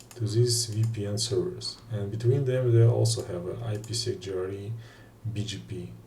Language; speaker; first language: English; non-native, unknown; Russian